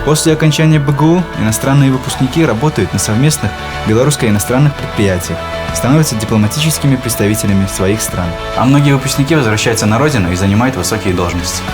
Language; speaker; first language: Russian; native; Russian